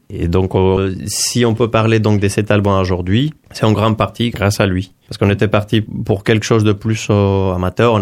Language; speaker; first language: French; non-native, fluent; Spanish